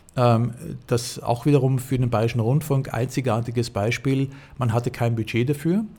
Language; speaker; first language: German; native; German